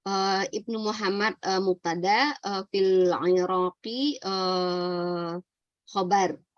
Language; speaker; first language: Arabic; non-native, learner; Indonesian